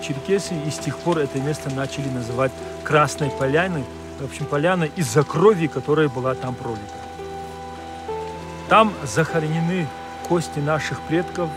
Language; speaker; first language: Russian; native; Russian